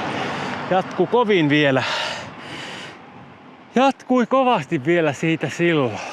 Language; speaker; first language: Finnish; native; Finnish